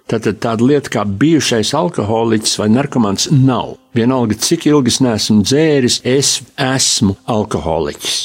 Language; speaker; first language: Latvian; early bilingual, heritage; Latvian